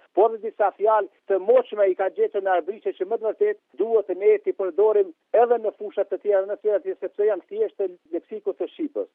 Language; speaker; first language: Albanian; native; Albanian